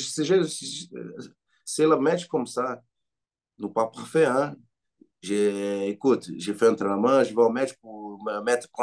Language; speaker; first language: French; non-native, learner; Portuguese